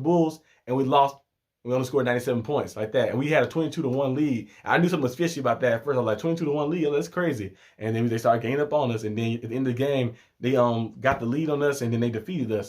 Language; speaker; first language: English; native; English